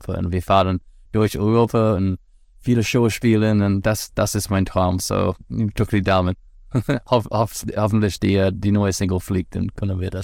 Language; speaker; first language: German; non-native, learner; English